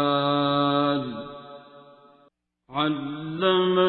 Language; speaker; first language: Arabic; native; Arabic